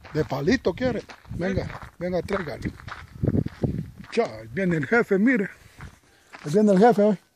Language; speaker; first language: Spanish; native; Spanish